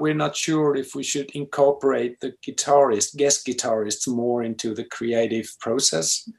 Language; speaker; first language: English; non-native, fluent; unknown